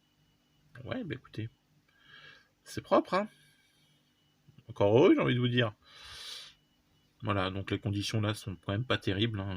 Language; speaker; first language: French; native; French